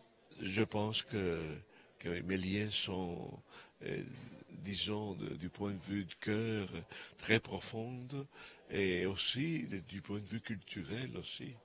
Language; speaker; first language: French; non-native, fluent; Spanish